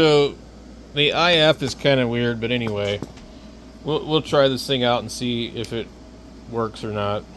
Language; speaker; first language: English; native; English